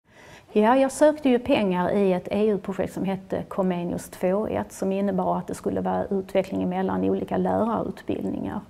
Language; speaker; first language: Swedish; native; Swedish